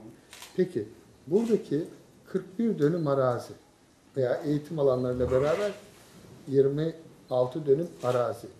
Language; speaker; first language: Turkish; native; Turkish